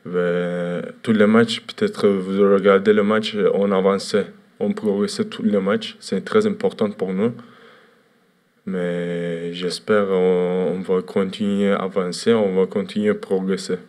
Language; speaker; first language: French; non-native, learner; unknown